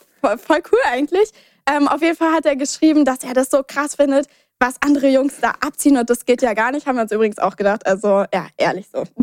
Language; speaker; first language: German; native; German